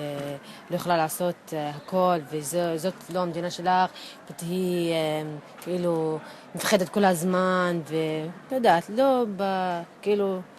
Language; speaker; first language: Hebrew; non-native, local second language; Arabic